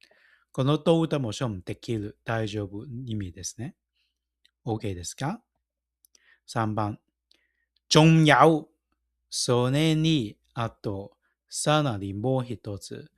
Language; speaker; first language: Japanese; non-native, fluent; Cantonese